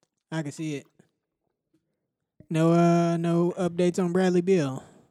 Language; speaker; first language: English; native; English